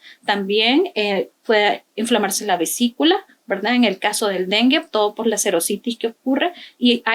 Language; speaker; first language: Spanish; native; Spanish